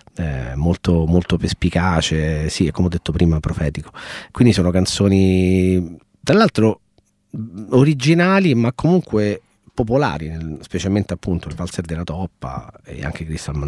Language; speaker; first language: Italian; native; Italian